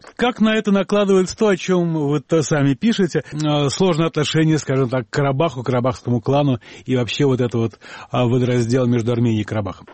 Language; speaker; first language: Russian; native; Russian